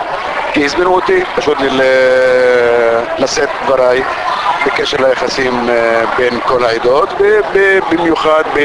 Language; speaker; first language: Hebrew; non-native, local second language; Arabic